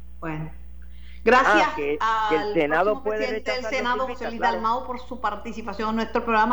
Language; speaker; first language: Spanish; native; Spanish